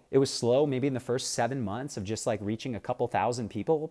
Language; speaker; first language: English; native; English